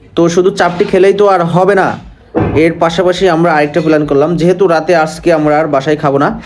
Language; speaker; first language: Bangla; native; Bangla